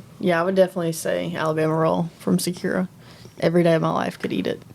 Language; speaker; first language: English; native; English